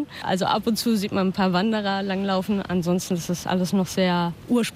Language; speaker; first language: German; native; German